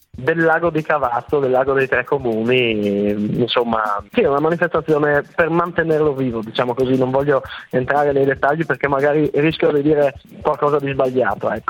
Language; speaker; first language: Italian; native; Italian